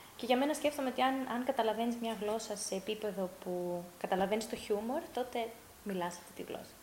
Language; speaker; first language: Greek; early bilingual, heritage; Greek